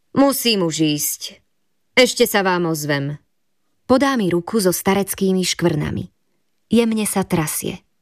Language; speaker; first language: Slovak; native; Slovak